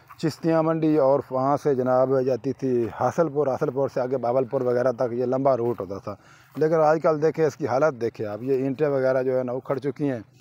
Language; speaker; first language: Urdu; non-native, local second language; Punjabi